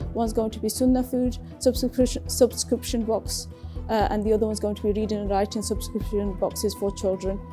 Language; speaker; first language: English; native; English